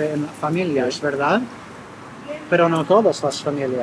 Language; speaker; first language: Spanish; non-native, learner; English